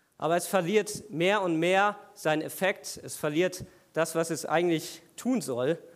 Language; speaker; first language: German; native; German